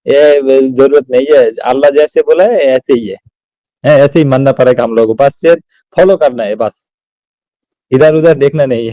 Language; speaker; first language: Hindi; non-native, learner; Bangla